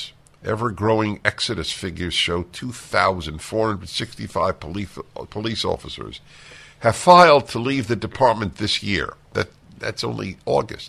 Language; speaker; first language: English; native; English